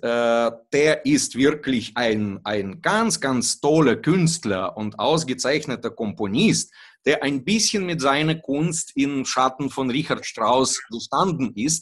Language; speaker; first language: German; non-native, fluent; Russian